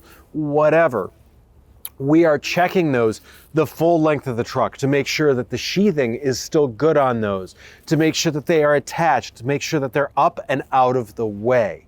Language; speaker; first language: English; native; English